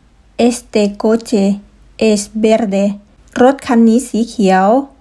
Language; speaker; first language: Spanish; non-native, fluent; Thai